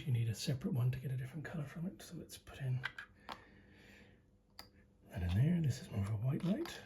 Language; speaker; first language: English; native; English